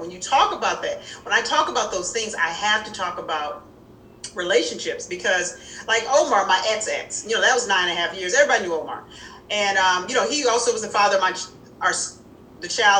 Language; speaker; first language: English; native; English